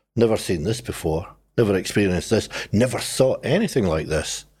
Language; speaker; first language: English; native; English